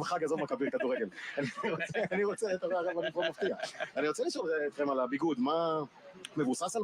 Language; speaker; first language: Hebrew; native; Hebrew